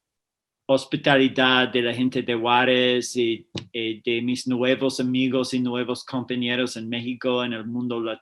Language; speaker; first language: Spanish; non-native, fluent; English